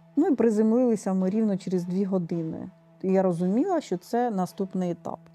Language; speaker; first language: Ukrainian; native; Ukrainian